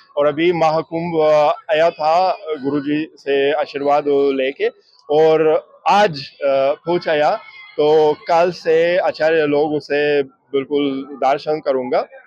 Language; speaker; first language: Hindi; non-native, fluent; Russian